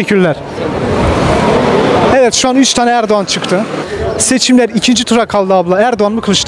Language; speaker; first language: Turkish; native; Turkish